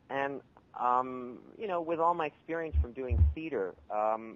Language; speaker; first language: English; native; English